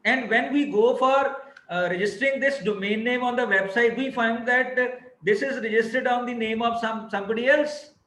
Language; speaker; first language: English; non-native, local second language; Punjabi